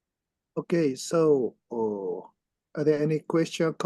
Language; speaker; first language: English; non-native, fluent; Japanese